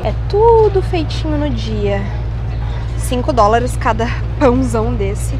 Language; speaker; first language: Portuguese; native; Portuguese